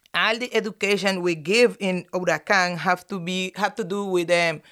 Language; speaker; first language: English; non-native, fluent; Spanish